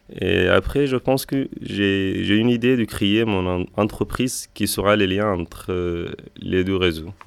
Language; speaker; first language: French; non-native, fluent; Arabic